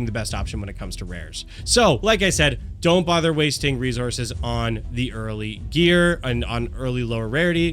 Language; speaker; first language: English; native; English